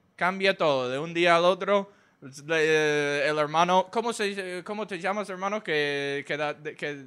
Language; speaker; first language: Spanish; non-native, fluent; English